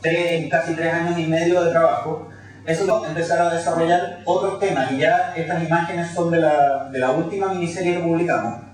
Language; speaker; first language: Spanish; native; Spanish